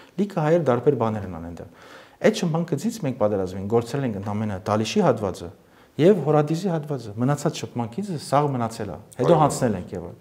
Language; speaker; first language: Armenian; early bilingual, heritage; Armenian